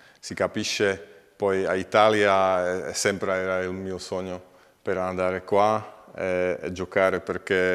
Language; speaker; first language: Italian; non-native, learner; Slovak